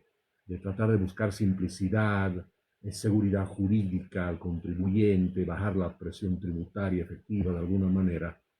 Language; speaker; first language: Spanish; native; Spanish